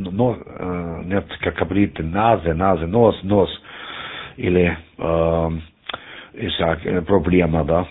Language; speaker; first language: Russian; non-native, learner; German